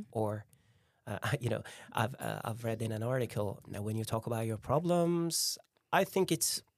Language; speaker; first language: English; non-native, fluent; Persian